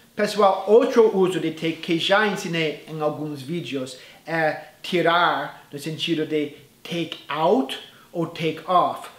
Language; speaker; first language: Portuguese; non-native, fluent; English